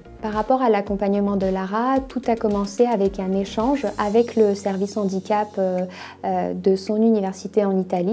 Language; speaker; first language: French; native; French